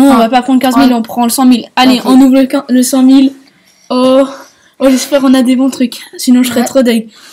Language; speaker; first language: French; native; French